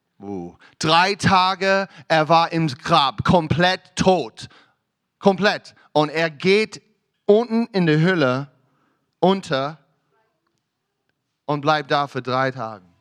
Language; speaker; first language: German; non-native, fluent; English